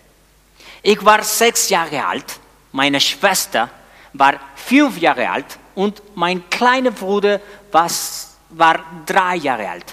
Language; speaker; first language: German; non-native, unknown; Spanish